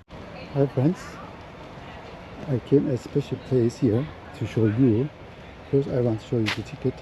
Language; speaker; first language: English; non-native, learner; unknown